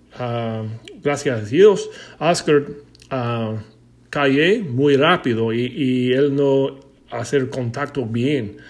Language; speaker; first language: Spanish; non-native, learner; English